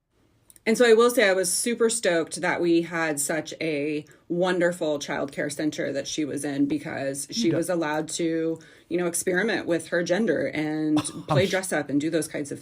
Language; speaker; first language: English; native; English